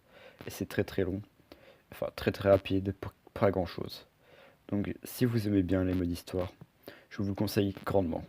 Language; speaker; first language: French; native; French